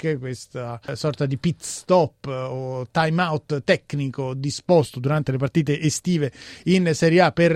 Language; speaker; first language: Italian; native; Italian